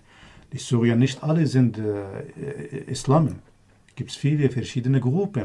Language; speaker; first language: German; non-native, learner; Kurdish